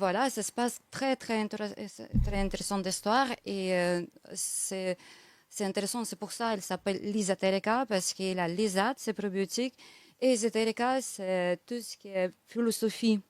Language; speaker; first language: French; non-native, learner; Russian